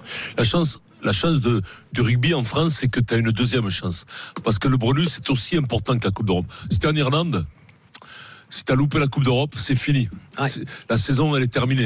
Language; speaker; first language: French; native; French